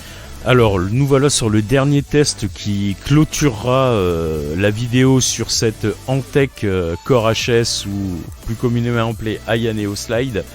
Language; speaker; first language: French; native; French